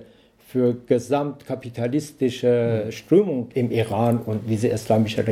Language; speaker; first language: German; non-native, learner; Persian